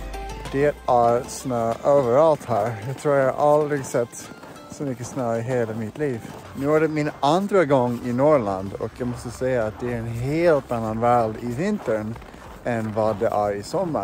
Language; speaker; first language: Swedish; non-native, fluent; English